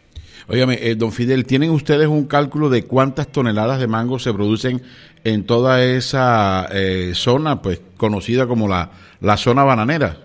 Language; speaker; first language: Spanish; native; Spanish